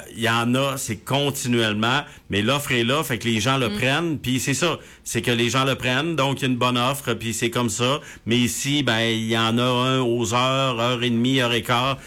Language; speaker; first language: French; native; French